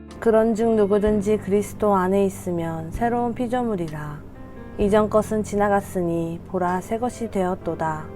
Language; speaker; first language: Korean; native; Korean